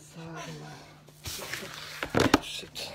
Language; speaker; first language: German; native; German